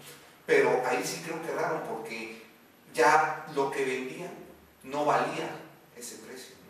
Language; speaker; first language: Spanish; native; Spanish